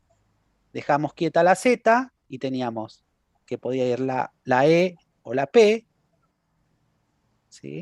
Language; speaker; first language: Spanish; native; Spanish